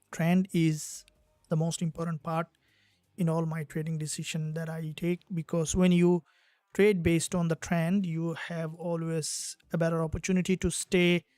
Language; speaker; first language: English; non-native, fluent; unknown